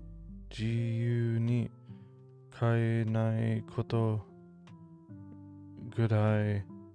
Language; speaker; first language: Japanese; non-native, learner; English